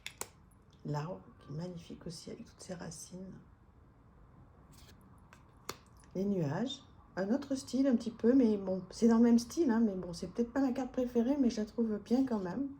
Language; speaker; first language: French; native; French